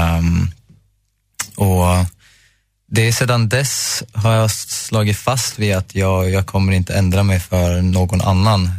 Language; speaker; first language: Swedish; native; Swedish